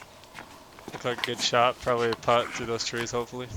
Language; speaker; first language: English; native; English